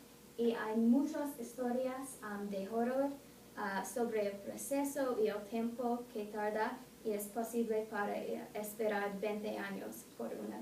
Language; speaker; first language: Spanish; non-native, learner; English